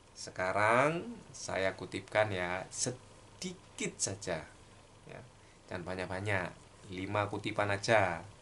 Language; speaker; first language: Indonesian; native; Indonesian